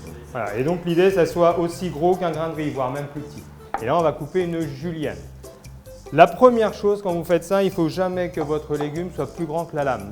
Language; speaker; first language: French; native; French